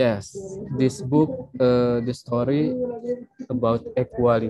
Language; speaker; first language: English; non-native, learner; Indonesian